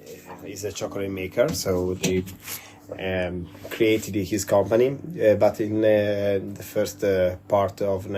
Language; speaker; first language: English; non-native, learner; Italian